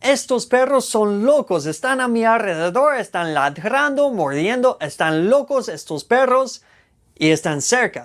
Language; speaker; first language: Spanish; non-native, fluent; English